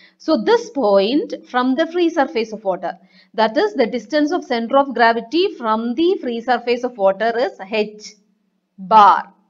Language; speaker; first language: English; non-native, local second language; Malayalam